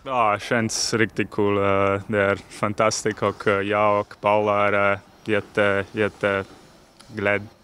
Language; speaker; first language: Swedish; non-native, learner; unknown